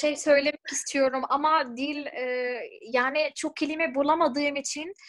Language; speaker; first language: Turkish; non-native, fluent; Arabic